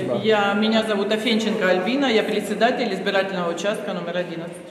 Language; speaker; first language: Russian; native; Russian